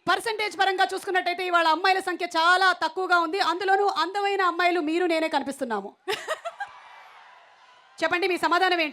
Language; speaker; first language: Telugu; native; Telugu